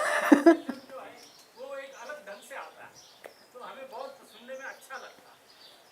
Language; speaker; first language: Hindi; non-native, local second language; Marathi